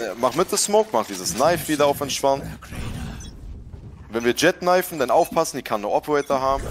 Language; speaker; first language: German; native; German